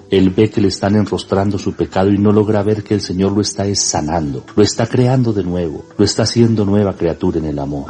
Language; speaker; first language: Spanish; native; Spanish